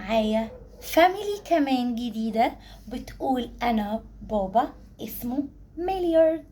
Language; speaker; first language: Arabic; native; Arabic